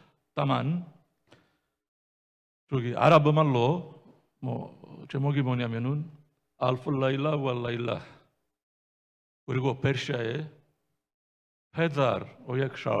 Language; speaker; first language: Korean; non-native, fluent; Italian